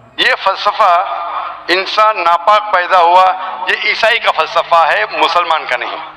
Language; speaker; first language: Urdu; non-native, local second language; Konkani